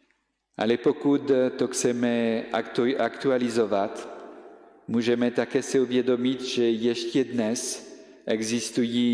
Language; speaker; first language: Czech; non-native, fluent; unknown